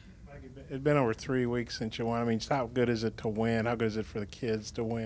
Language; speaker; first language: English; native; English